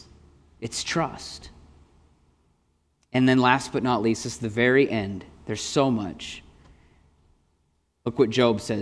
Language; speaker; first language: English; native; English